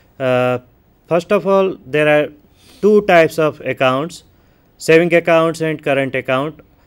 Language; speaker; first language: English; non-native, local second language; Gujarati